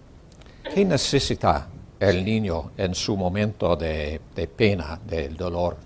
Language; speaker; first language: Spanish; non-native, learner; English